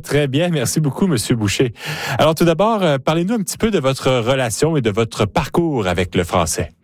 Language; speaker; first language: French; native; French